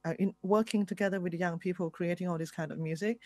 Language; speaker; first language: English; non-native, fluent; Thai